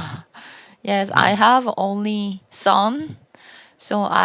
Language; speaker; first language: English; non-native, learner; Korean